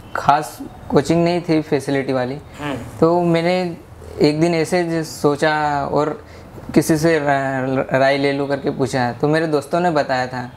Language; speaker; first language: Hindi; native; Hindi